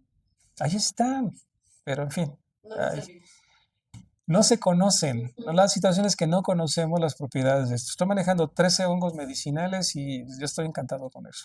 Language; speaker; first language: Spanish; native; Spanish